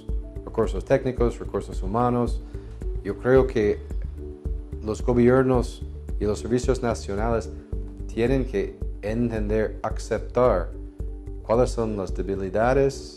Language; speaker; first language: Spanish; non-native, fluent; English